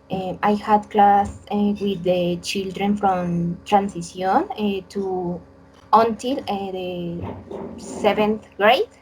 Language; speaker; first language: English; non-native, learner; Spanish